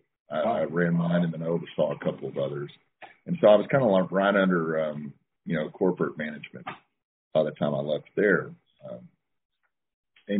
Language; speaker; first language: English; native; English